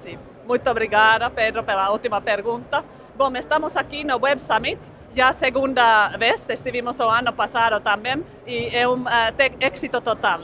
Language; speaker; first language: Portuguese; non-native, fluent; Finnish